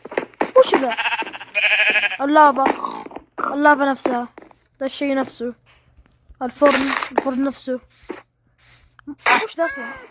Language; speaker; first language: Arabic; native; Arabic